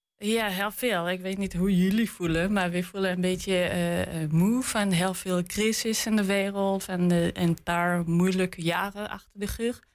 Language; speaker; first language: Dutch; non-native, learner; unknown